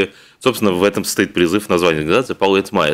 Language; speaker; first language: Russian; native; Russian